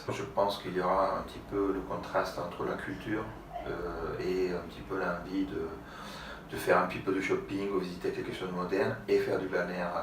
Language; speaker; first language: French; non-native, fluent; Italian